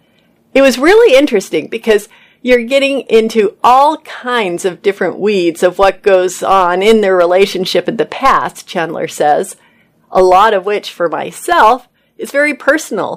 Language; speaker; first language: English; native; English